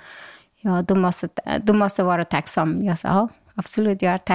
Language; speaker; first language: Swedish; non-native, local second language; Persian